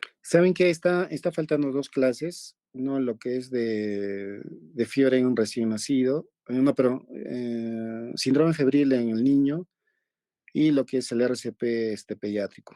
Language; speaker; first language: Spanish; native; Spanish